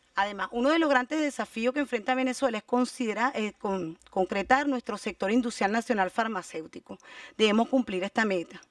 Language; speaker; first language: Spanish; native; Spanish